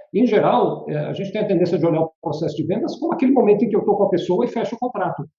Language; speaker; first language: Portuguese; native; Portuguese